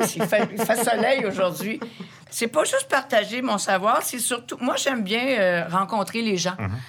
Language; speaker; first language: French; native; French